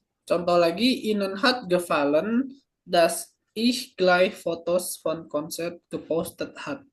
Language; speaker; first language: German; non-native, fluent; Indonesian